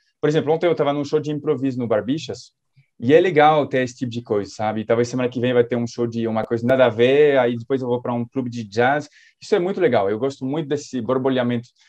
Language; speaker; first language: Portuguese; non-native, fluent; French